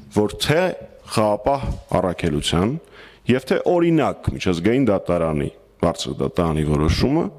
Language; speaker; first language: Armenian; native; Armenian